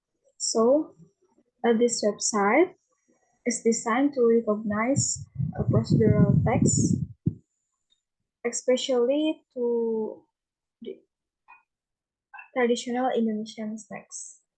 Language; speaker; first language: English; non-native, learner; Indonesian